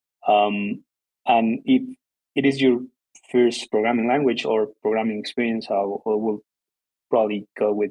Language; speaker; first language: English; non-native, fluent; Spanish